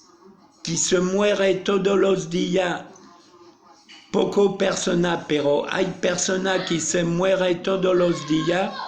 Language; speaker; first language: Spanish; non-native, learner; French